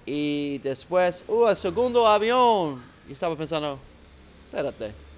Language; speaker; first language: Spanish; non-native, learner; English